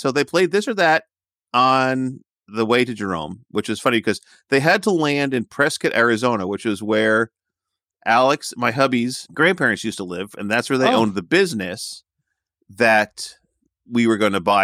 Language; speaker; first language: English; native; English